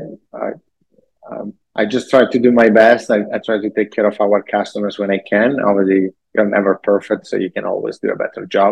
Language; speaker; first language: English; non-native, fluent; Italian